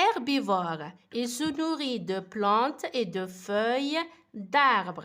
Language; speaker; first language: French; non-native, fluent; Arabic